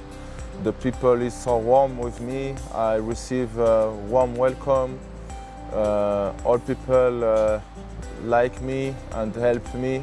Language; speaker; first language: English; non-native, learner; French